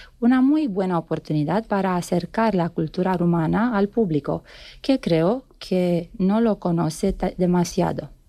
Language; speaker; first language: Spanish; non-native, fluent; Romanian